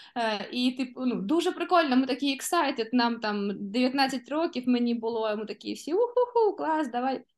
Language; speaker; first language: Ukrainian; non-native, local second language; Russian